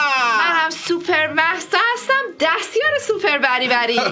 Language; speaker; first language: Persian; native; Persian